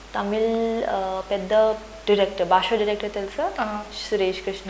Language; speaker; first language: Telugu; non-native, learner; Hindi